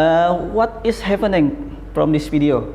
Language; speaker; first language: English; non-native, learner; Indonesian